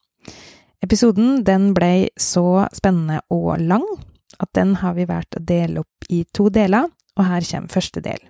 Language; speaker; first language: Norwegian; native; Norwegian